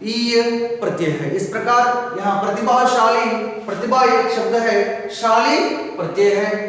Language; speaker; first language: Hindi; non-native, local second language; Telugu